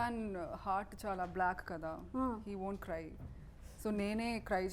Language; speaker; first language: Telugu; non-native, learner; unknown